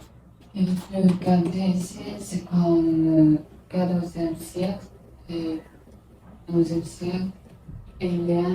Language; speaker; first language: French; non-native, learner; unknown